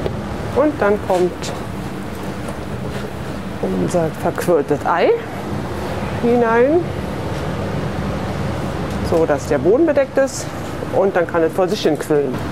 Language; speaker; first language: German; native; German